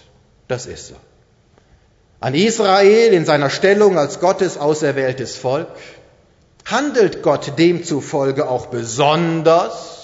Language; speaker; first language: German; native; German